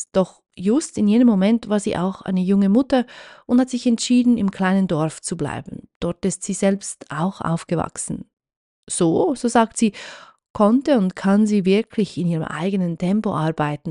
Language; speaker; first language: German; native; German